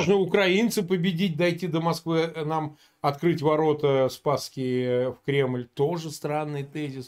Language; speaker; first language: Russian; native; Russian